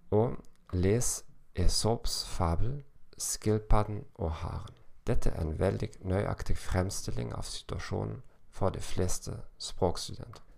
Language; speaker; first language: Norwegian; non-native, learner; German